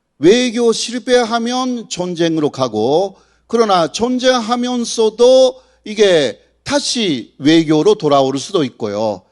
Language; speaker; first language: Korean; non-native, fluent; Japanese